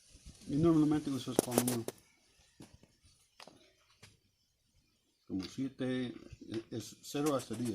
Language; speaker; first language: Spanish; non-native, learner; English